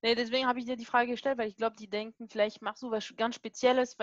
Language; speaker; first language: German; non-native, fluent; French